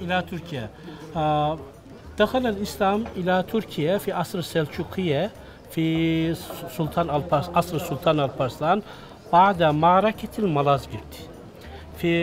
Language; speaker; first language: Arabic; non-native, fluent; Turkish